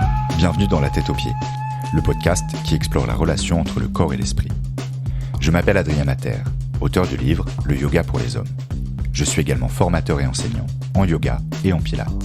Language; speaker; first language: French; native; French